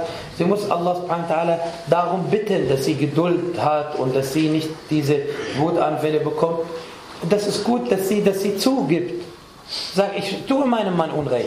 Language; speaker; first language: German; non-native, fluent; Arabic